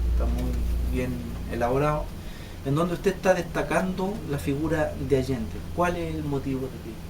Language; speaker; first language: Spanish; native; Spanish